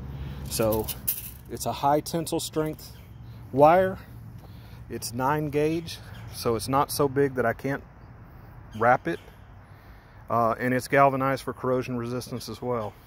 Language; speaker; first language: English; native; English